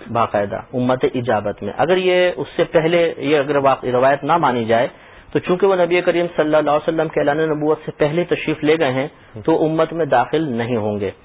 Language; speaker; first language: Urdu; native; Urdu